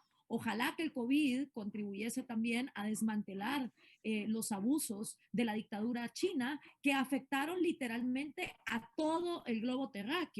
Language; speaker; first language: Spanish; native; Spanish